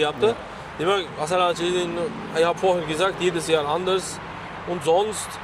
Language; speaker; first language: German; non-native, learner; Uzbek